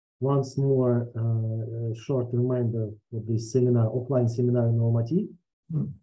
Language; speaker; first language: English; non-native, fluent; Russian